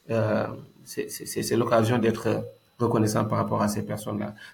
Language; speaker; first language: French; non-native, local second language; Wolof